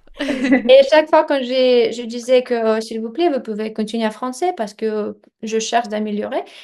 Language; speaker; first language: French; non-native, fluent; Russian